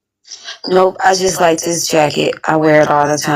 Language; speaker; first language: English; native; English